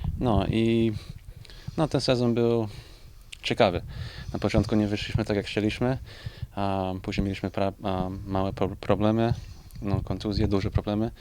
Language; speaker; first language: Polish; non-native, fluent; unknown